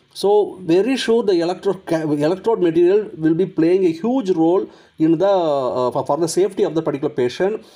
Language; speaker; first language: English; non-native, local second language; Malayalam